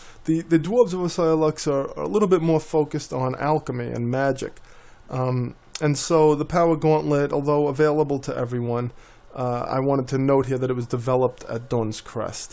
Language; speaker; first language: English; native; English